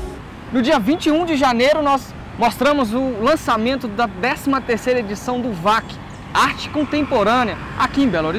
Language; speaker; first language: Portuguese; native; Portuguese